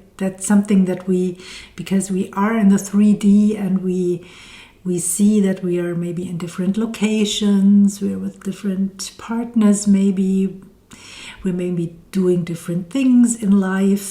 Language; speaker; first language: English; non-native, fluent; German